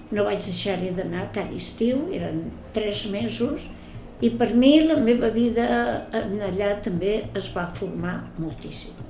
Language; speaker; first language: Catalan; native; Catalan